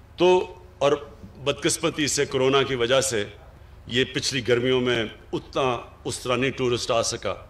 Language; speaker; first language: Urdu; native; Urdu